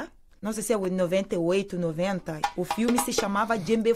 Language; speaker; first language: Portuguese; non-native, learner; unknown